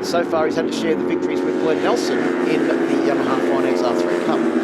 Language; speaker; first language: English; native; English